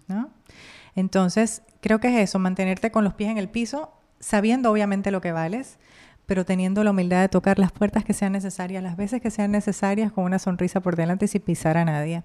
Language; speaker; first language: Spanish; native; Spanish